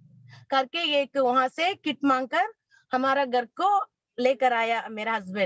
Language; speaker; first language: Hindi; non-native, local second language; Kannada